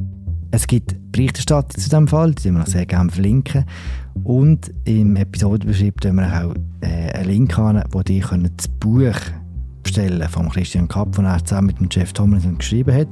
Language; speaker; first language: German; native; German